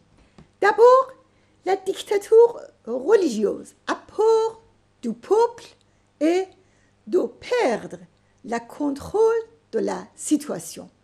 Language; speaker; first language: French; non-native, fluent; Persian